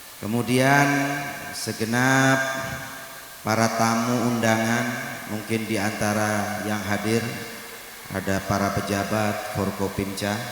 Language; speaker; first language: Indonesian; non-native, local second language; Madurese